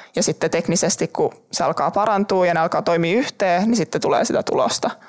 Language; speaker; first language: Finnish; native; Finnish